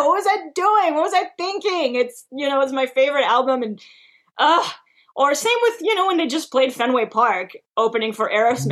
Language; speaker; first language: English; non-native, fluent; Hebrew